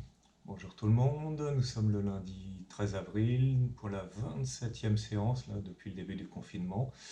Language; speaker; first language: French; native; French